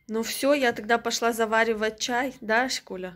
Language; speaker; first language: Russian; native; Russian